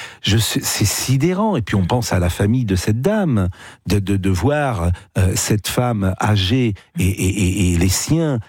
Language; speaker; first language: French; native; French